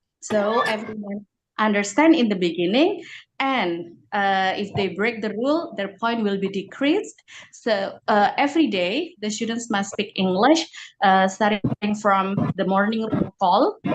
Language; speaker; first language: English; non-native, fluent; Indonesian